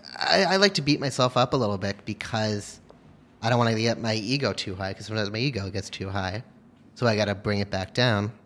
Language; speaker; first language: English; native; English